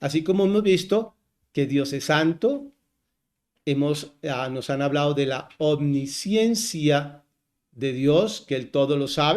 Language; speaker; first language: Spanish; native; Spanish